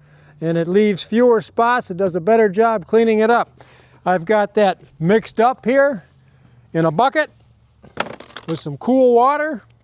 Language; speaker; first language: English; native; English